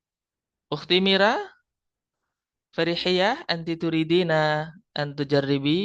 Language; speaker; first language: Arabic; non-native, learner; Indonesian